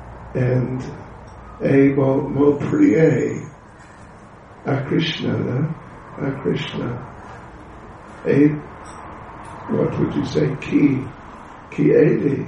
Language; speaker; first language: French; non-native, learner; English